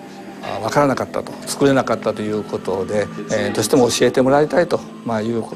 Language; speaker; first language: Japanese; native; Japanese